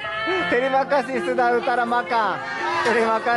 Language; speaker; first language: Indonesian; non-native, learner; Japanese